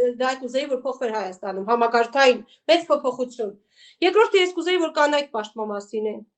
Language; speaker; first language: Armenian; native; Armenian